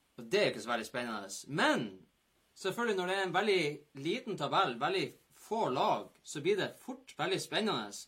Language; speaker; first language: Norwegian; native; Norwegian